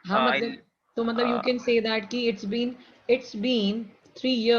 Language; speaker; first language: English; non-native, local second language; Hindi